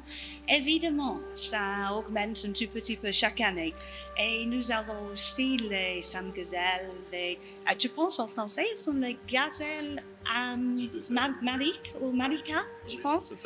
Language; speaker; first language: French; non-native, learner; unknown